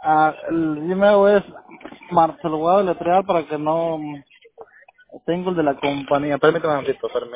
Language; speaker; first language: Spanish; native; Spanish